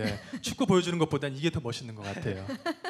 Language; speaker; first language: Korean; native; Korean